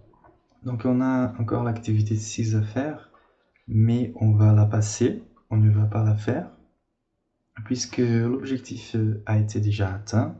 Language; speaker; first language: French; non-native, fluent; Portuguese